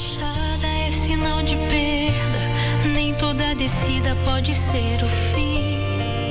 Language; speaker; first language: Portuguese; native; Portuguese